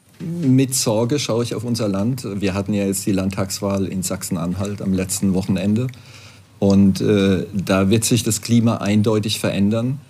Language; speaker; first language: German; native; German